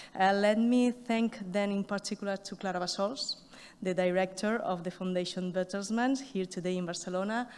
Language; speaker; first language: English; non-native, fluent; Catalan